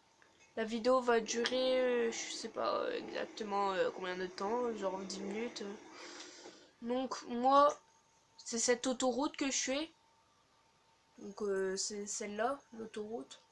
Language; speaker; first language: French; native; French